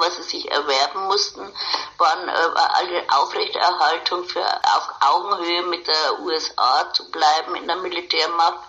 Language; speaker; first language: German; native; German